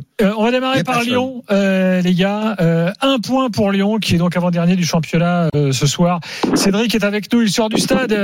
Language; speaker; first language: French; native; French